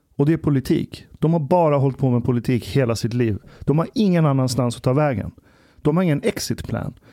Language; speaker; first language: Swedish; early bilingual, other home language; Persian